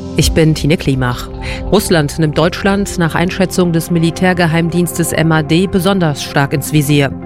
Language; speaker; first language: German; native; German